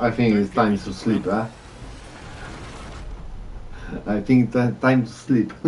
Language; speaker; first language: English; non-native, learner; Polish